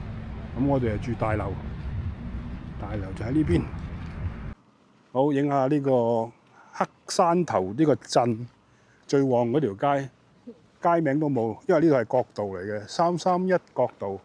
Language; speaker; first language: Cantonese; native; Cantonese